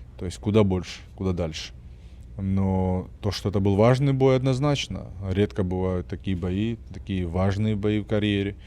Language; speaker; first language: Russian; non-native, fluent; Georgian